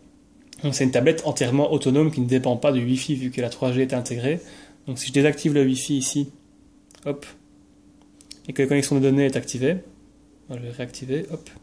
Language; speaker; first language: French; native; French